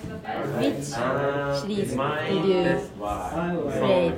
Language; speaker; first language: English; non-native, learner; Japanese